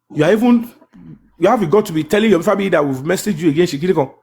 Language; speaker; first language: English; non-native, local second language; Yoruba